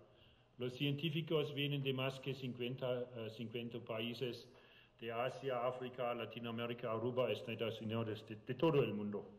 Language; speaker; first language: Spanish; non-native, learner; German